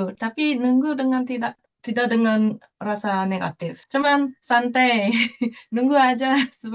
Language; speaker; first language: Indonesian; non-native, fluent; Japanese